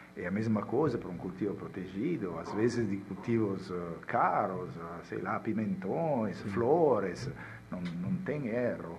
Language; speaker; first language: Portuguese; non-native, fluent; Italian